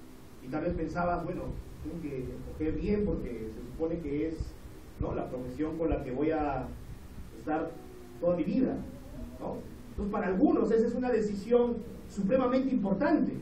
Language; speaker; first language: Spanish; native; Spanish